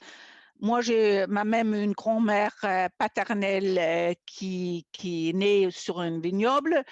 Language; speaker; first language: French; non-native, fluent; German